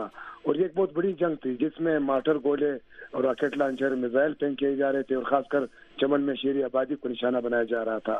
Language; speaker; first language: Urdu; native; Urdu